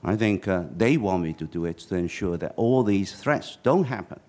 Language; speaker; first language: English; non-native, local second language; Chinese